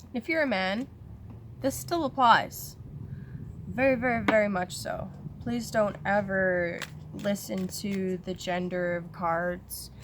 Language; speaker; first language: English; native; English